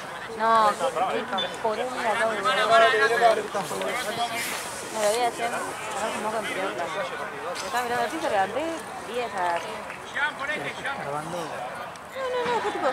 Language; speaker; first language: Spanish; native; Spanish